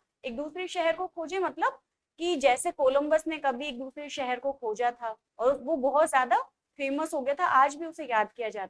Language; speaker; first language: Hindi; native; Hindi